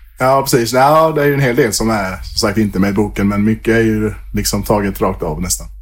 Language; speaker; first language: Swedish; native; Swedish